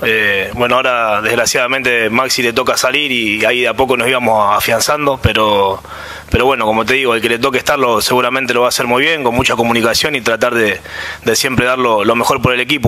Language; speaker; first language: Spanish; native; Spanish